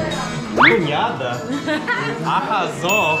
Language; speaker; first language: Portuguese; non-native, learner; English